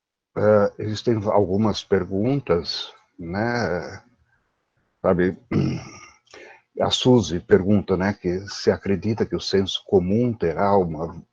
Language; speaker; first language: Portuguese; native; Portuguese